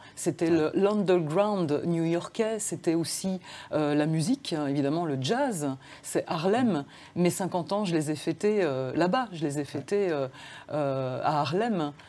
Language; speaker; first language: French; native; French